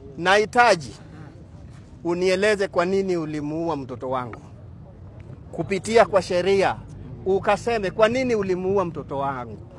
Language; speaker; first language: Swahili; non-native, local second language; Luo (Kenya and Tanzania)